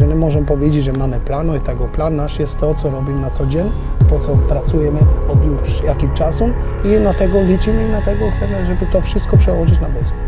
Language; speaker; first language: Polish; non-native, learner; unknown